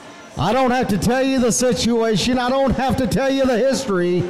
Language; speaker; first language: English; native; English